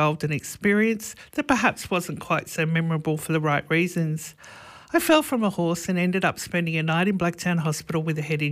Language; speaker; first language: English; native; English